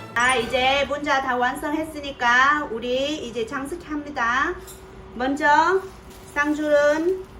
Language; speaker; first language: Korean; non-native, learner; Vietnamese